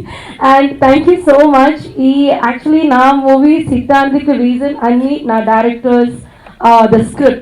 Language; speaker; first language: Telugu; non-native, learner; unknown